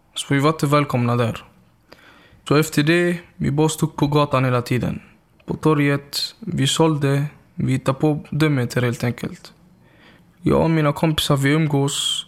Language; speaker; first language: Swedish; early bilingual, other home language; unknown